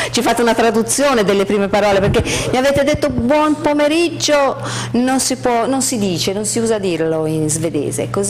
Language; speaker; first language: Italian; native; Italian